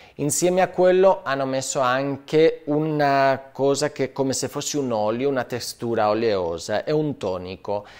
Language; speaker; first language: Italian; non-native, fluent; Spanish